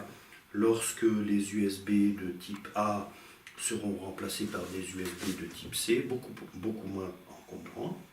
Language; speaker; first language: French; native; French